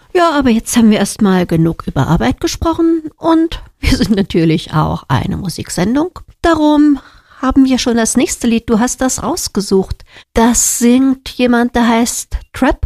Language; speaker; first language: German; native; German